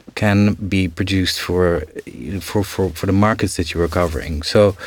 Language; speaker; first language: English; non-native, fluent; Dutch